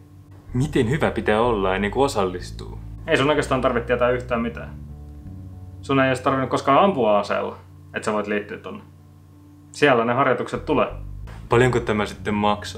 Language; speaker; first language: Finnish; native; Finnish